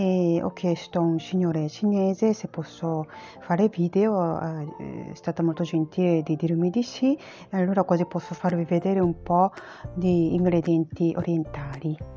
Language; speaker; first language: Italian; non-native, learner; Japanese